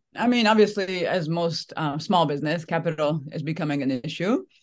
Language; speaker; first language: English; non-native, fluent; French